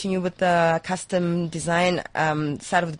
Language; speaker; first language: English; non-native, local second language; Zulu